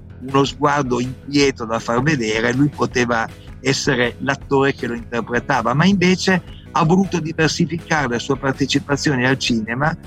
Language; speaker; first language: Italian; native; Italian